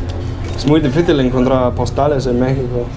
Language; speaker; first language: Spanish; non-native, fluent; English